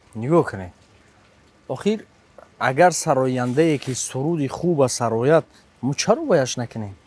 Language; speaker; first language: Tajik; native; Tajik